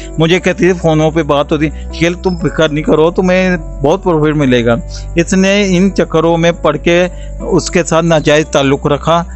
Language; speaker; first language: Urdu; non-native, local second language; Punjabi